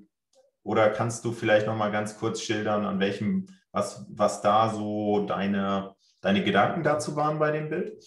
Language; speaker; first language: German; native; German